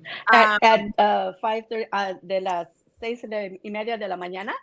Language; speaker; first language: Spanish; non-native, learner; English